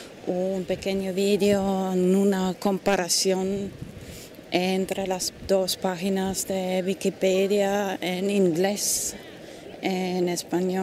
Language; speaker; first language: Spanish; non-native, fluent; German